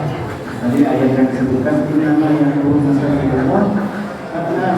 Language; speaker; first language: Indonesian; native; Indonesian